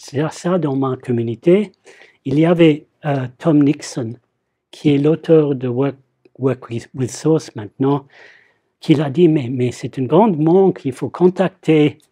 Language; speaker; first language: French; non-native, fluent; English